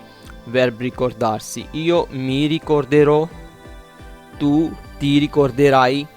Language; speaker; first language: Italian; non-native, fluent; Urdu